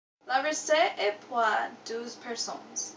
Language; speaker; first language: French; non-native, learner; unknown